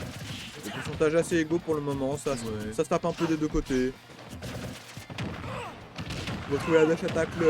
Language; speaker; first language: French; native; French